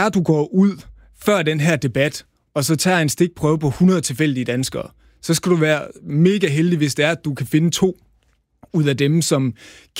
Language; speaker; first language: Danish; native; Danish